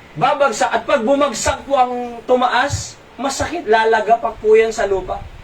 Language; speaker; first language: Filipino; non-native, local second language; Iloko